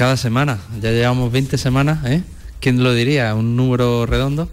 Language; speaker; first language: Spanish; native; Spanish